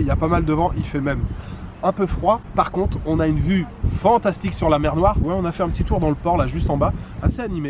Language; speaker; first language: French; native; French